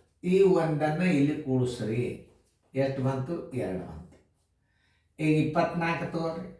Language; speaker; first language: Kannada; native; Kannada